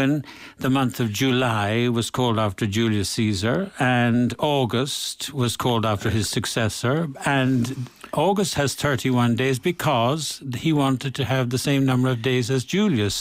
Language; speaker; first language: English; native; English